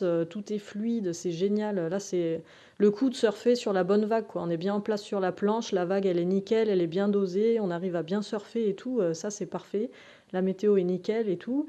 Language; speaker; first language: French; native; French